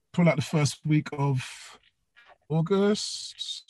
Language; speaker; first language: English; native; English